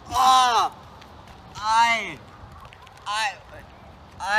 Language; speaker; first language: French; non-native, learner; English